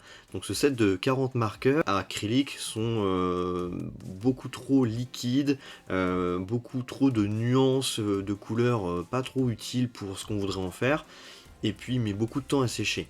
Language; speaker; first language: French; native; French